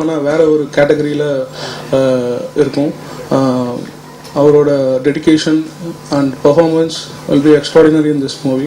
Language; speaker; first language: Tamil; native; Tamil